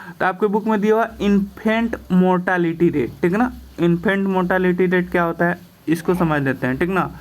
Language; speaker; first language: Hindi; native; Hindi